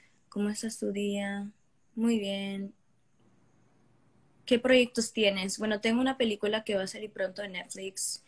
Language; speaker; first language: Spanish; early bilingual, heritage; Spanish